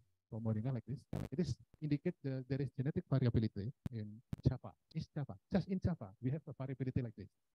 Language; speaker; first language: English; non-native, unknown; Indonesian